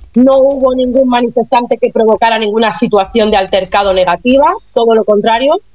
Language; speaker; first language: Spanish; native; Spanish